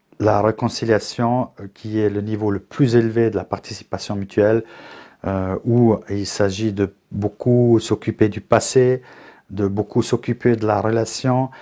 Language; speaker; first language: French; native; French